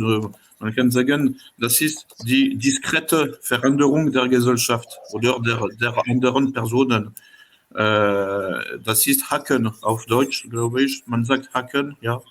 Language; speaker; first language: German; non-native, fluent; French